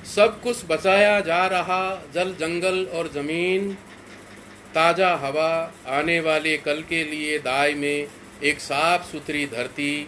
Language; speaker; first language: Hindi; native; Hindi